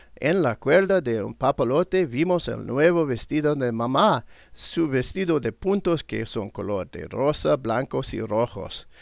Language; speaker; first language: Spanish; non-native, learner; English